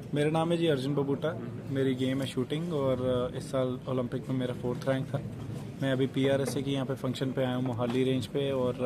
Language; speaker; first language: Hindi; non-native, local second language; Punjabi